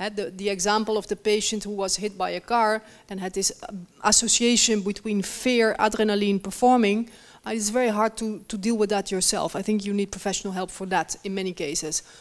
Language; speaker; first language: English; non-native, fluent; Dutch